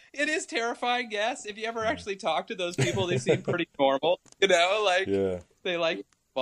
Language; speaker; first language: English; native; English